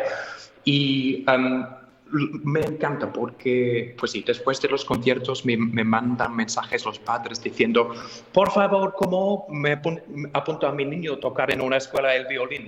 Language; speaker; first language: Spanish; non-native, fluent; English